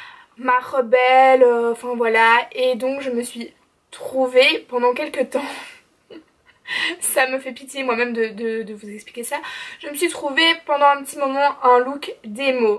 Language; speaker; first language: French; native; French